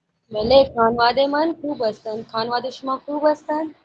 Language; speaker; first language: Persian; non-native, learner; Urdu